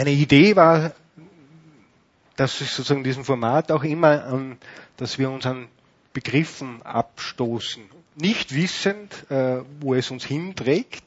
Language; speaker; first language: German; native; German